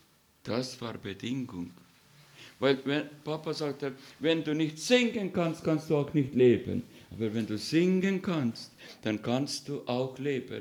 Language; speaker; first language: German; non-native, learner; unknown